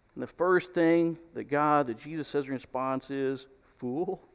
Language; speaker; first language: English; native; English